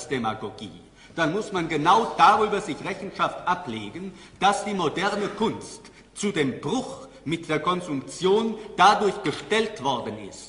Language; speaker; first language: German; native; German